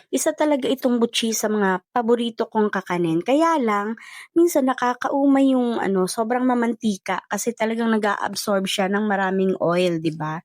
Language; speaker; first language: Filipino; non-native, local second language; Cebuano